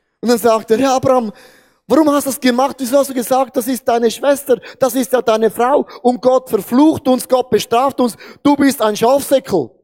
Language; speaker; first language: German; non-native, fluent; Portuguese